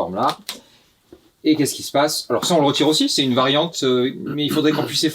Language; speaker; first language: French; native; French